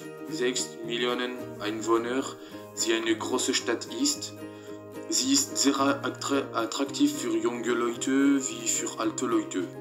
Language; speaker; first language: German; non-native, learner; French